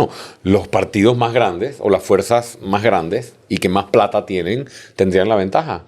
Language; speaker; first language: Spanish; native; Spanish